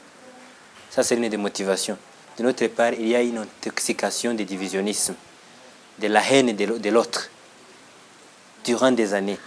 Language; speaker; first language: French; non-native, local second language; Kinyarwanda